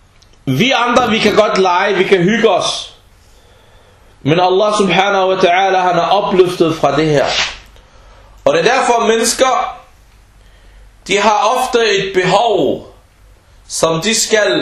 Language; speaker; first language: Danish; early bilingual, other home language; Arabic